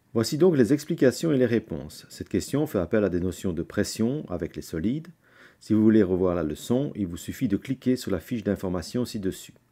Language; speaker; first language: French; native; French